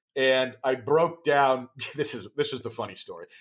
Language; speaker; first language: English; native; English